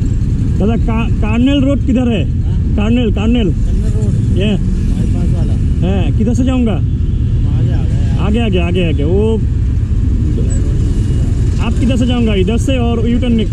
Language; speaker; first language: Hindi; non-native, learner; Bangla